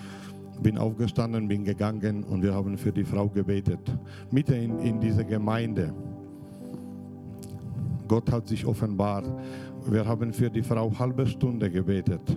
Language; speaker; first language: German; non-native, fluent; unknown